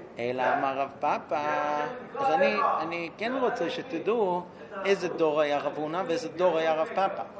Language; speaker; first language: Hebrew; non-native, fluent; English